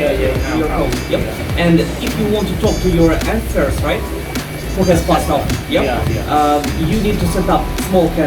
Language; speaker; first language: English; non-native, learner; Russian